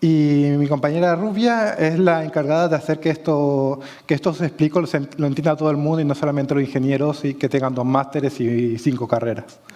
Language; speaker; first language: Spanish; native; Spanish